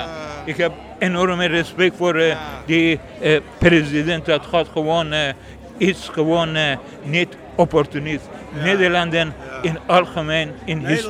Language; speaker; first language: Dutch; non-native, learner; Persian